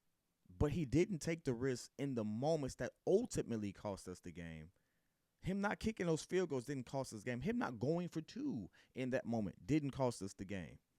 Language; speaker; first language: English; native; English